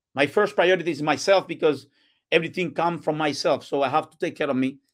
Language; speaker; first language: English; non-native, learner; Spanish